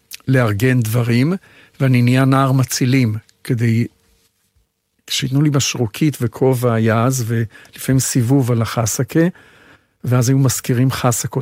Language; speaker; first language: Hebrew; native; Hebrew